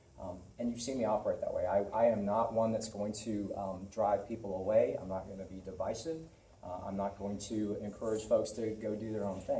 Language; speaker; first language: English; native; English